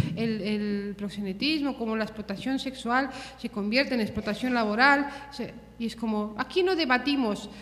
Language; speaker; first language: Spanish; early bilingual, other home language; Romanian